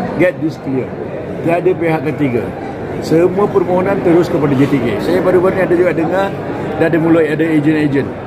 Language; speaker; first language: Malay; non-native, local second language; Tamil